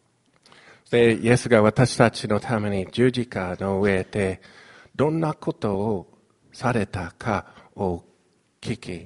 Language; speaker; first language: Japanese; non-native, fluent; Chinese